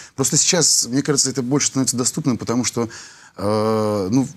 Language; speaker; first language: Russian; native; Russian